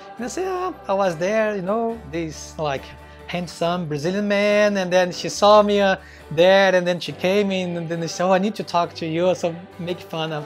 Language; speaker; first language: English; non-native, fluent; Portuguese